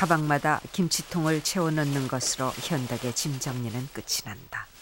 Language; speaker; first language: Korean; native; Korean